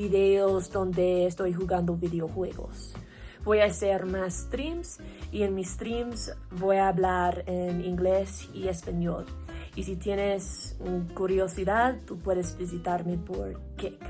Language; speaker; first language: Spanish; non-native, learner; English